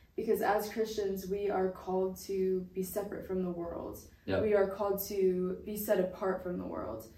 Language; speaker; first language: English; native; English